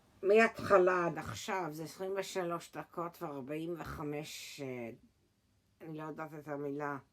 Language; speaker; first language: Hebrew; early bilingual, heritage; English